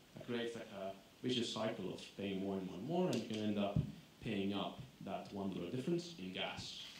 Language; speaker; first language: English; non-native, fluent; Greek